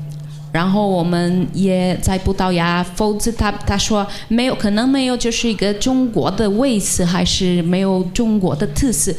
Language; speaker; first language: Chinese; non-native, fluent; Portuguese